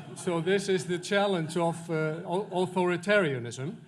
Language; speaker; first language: English; non-native, fluent; Icelandic